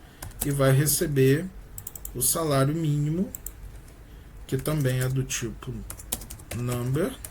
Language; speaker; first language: Portuguese; native; Portuguese